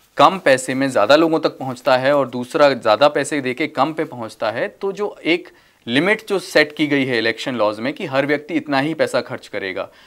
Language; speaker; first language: Hindi; native; Hindi